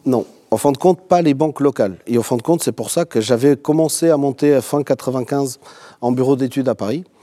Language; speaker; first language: French; non-native, fluent; Portuguese